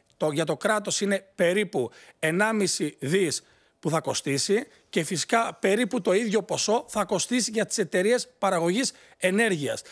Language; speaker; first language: Greek; native; Greek